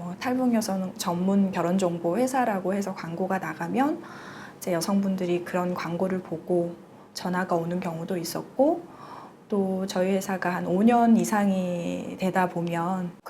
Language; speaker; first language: Korean; native; Korean